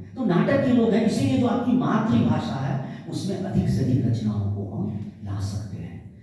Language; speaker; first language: Hindi; native; Hindi